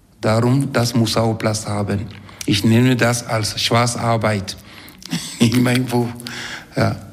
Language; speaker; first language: German; non-native, fluent; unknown